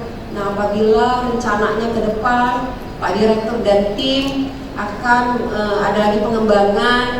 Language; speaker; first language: Indonesian; native; Indonesian